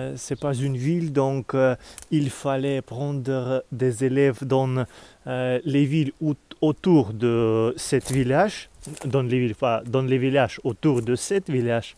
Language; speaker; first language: French; non-native, learner; Russian